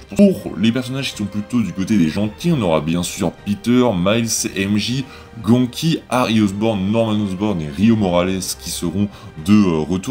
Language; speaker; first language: French; native; French